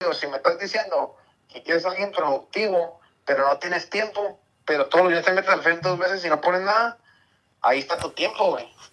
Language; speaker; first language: Spanish; early bilingual, heritage; Spanish